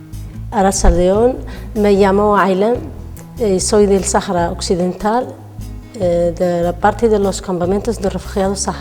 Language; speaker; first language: Spanish; non-native, learner; Arabic